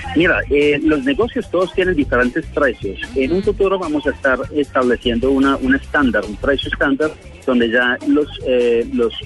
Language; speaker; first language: Spanish; early bilingual, heritage; Spanish